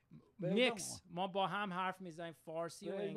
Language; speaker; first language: Persian; early bilingual, heritage; Persian